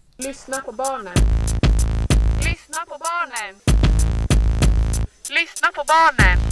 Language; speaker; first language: Swedish; non-native, learner; Ukrainian